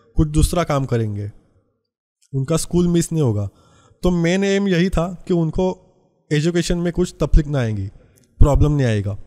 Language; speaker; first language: Hindi; non-native, local second language; Marathi